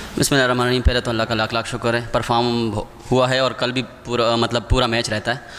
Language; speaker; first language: Urdu; non-native, local second language; Pashto